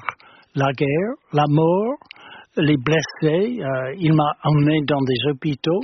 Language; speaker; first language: French; non-native, fluent; English